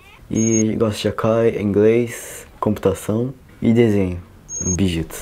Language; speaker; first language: Portuguese; early bilingual, heritage; Portuguese